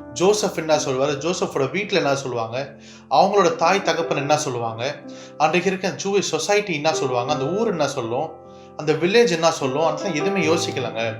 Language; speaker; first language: Tamil; early bilingual, heritage; Tamil